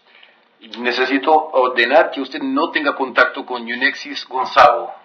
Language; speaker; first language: Spanish; native; Spanish